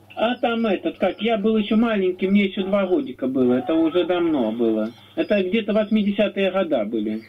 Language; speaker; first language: Russian; native; Russian